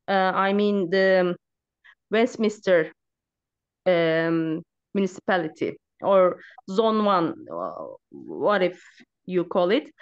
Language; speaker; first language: English; non-native, learner; Turkish